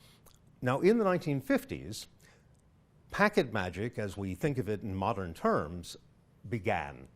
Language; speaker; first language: English; native; English